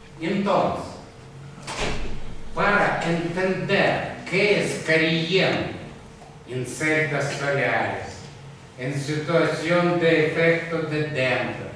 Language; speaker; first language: Spanish; non-native, fluent; Russian